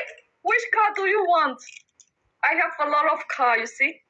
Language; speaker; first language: English; non-native, learner; Thai